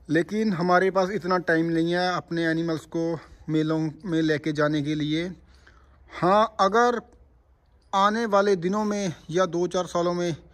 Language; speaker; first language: Hindi; non-native, local second language; Punjabi